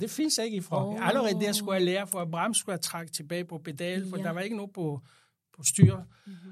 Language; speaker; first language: Danish; non-native, fluent; French